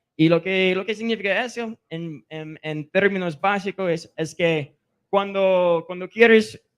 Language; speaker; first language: Spanish; non-native, fluent; English